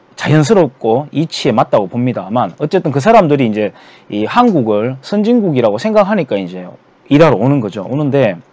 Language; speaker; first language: Korean; native; Korean